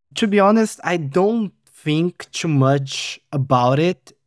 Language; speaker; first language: English; non-native, fluent; Portuguese